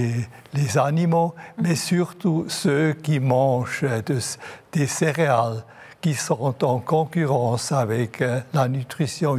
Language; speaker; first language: French; non-native, local second language; German